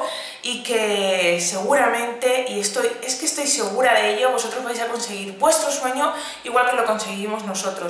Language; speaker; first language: Spanish; native; Spanish